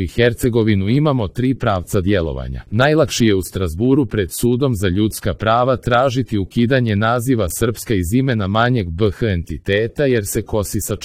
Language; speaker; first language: Croatian; native; Croatian